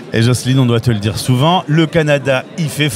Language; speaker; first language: French; native; French